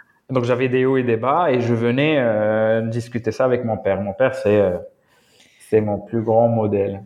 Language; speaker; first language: French; non-native, local second language; Arabic